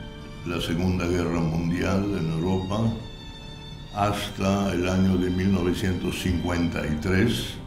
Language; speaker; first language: Spanish; non-native, fluent; German